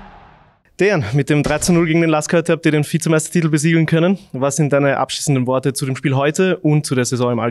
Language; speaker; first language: German; native; German